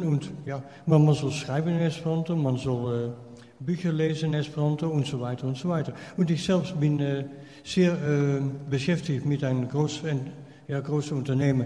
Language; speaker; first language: German; non-native, fluent; Dutch